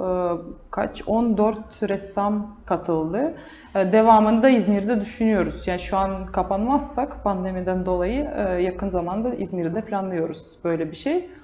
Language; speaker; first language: Turkish; non-native, fluent; Russian